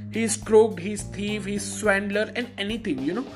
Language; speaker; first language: English; non-native, local second language; Hindi